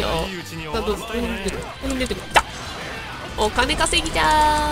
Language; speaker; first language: Japanese; native; Japanese